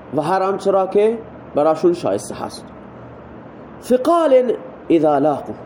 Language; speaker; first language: Persian; native; Persian